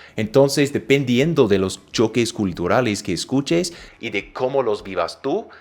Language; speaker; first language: Spanish; non-native, fluent; English